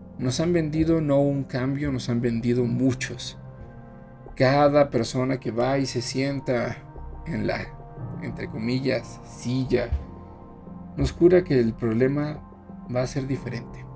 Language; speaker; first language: Spanish; native; Spanish